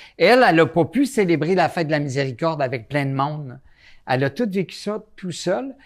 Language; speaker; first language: French; native; French